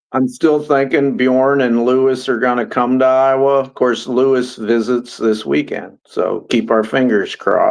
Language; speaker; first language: English; native; English